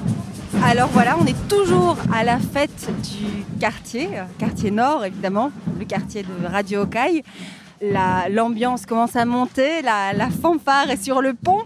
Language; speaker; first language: French; native; French